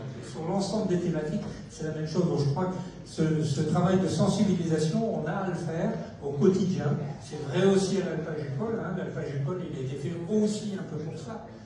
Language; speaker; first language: French; native; French